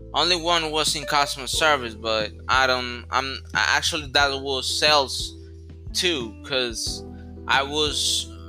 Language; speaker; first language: English; non-native, fluent; Spanish